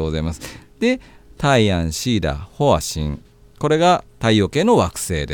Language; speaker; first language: Japanese; native; Japanese